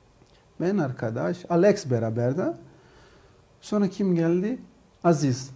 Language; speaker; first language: Turkish; non-native, learner; Portuguese